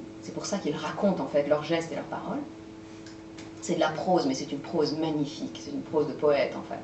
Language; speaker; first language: French; native; French